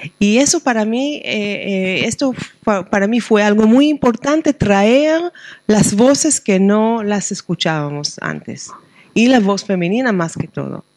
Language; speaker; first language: Spanish; non-native, fluent; Hebrew